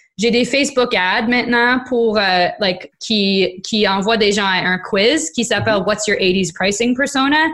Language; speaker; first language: French; non-native, local second language; English